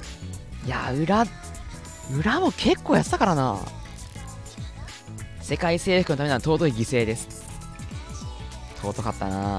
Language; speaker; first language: Japanese; native; Japanese